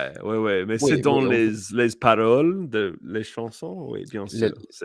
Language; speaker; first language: French; non-native, learner; English